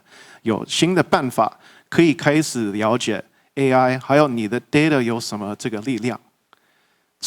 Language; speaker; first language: Chinese; early bilingual, heritage; English